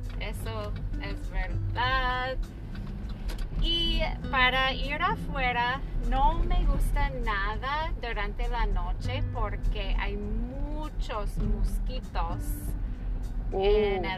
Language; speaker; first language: Spanish; non-native, fluent; English